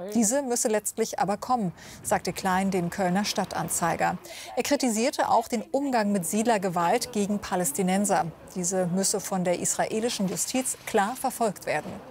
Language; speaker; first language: German; native; German